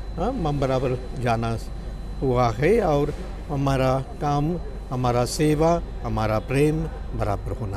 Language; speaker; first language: Hindi; non-native, local second language; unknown